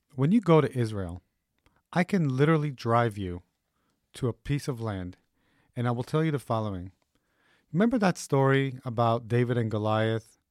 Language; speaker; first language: English; early bilingual, other home language; Hebrew